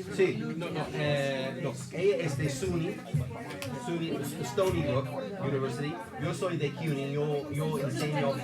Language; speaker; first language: Spanish; non-native, fluent; English